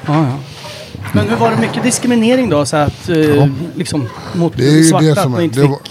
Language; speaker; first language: Swedish; native; Swedish